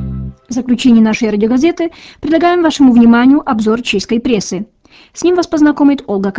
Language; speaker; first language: Russian; native; Russian